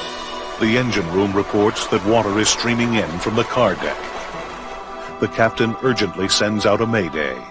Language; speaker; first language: English; native; English